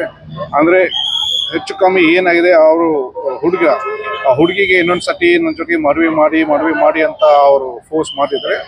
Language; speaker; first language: Kannada; non-native, fluent; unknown